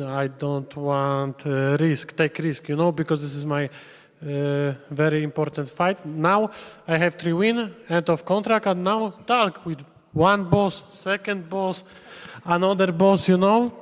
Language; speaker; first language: English; non-native, learner; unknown